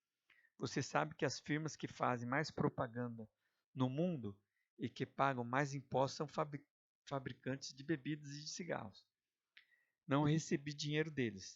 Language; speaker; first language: Portuguese; native; Portuguese